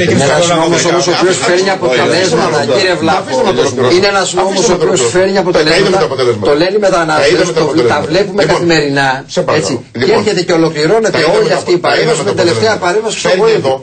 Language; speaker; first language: Greek; native; Greek